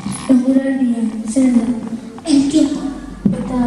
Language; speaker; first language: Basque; non-native, local second language; Spanish